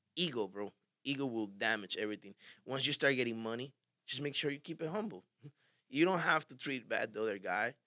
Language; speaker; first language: English; early bilingual, other home language; Spanish